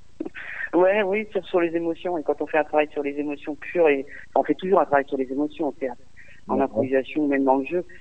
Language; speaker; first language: French; native; French